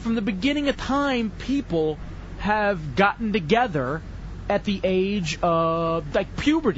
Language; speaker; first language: English; native; English